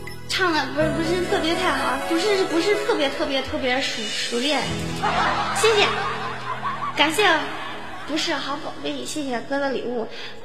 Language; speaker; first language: Chinese; native; Chinese